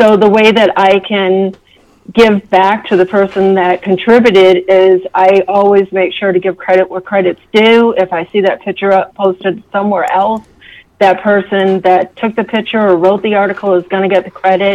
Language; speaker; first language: English; native; English